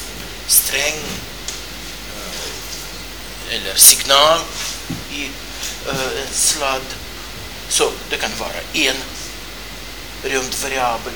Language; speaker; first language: Swedish; non-native, fluent; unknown